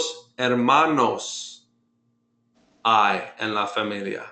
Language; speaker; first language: Spanish; non-native, fluent; English